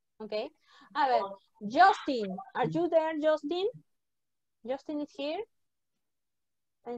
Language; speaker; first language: English; non-native, fluent; Spanish